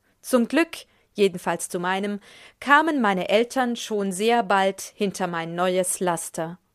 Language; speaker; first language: German; native; German